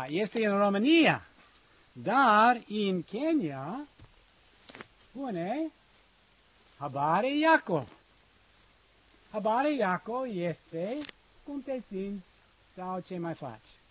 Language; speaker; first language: Romanian; non-native, learner; English